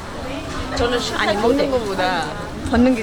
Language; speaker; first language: Korean; non-native, fluent; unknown